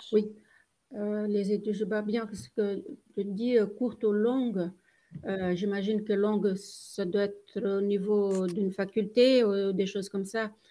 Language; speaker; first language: French; non-native, fluent; Portuguese